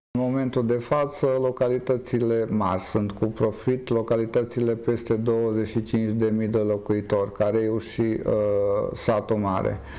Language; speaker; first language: Romanian; native; Romanian